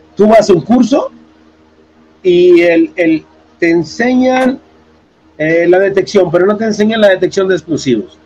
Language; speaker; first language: Spanish; native; Spanish